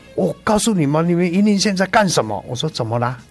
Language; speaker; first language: Chinese; native; Chinese